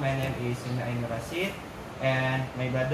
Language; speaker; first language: English; non-native, learner; Indonesian